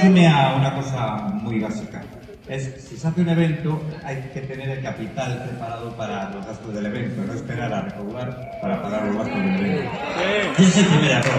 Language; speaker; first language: Spanish; native; Spanish